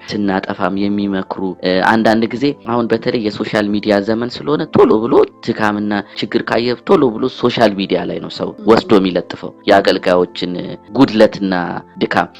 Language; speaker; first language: Amharic; native; Amharic